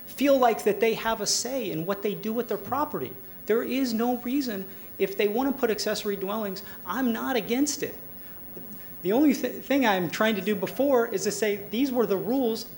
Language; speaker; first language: English; native; English